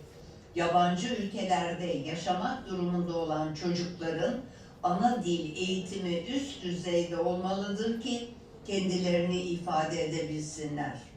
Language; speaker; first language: Turkish; native; Turkish